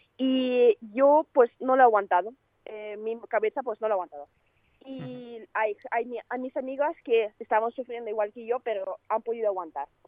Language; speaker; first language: Spanish; non-native, fluent; Russian